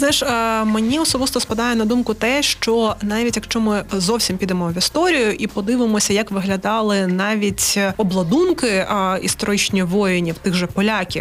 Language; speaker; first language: Ukrainian; native; Ukrainian